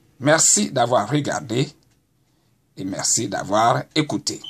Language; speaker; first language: French; non-native, local second language; Baoulé